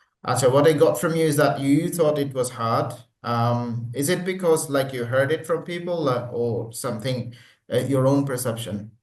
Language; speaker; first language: English; non-native, local second language; Bangla